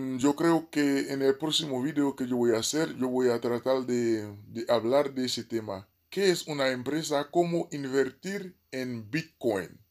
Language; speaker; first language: Spanish; non-native, fluent; Haitian Creole